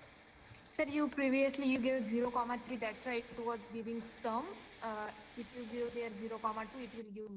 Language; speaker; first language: English; non-native, learner; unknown